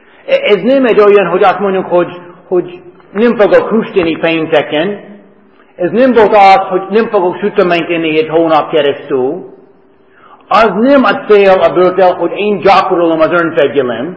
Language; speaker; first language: Hungarian; non-native, fluent; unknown